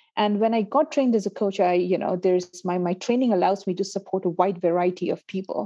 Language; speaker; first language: English; non-native, local second language; Urdu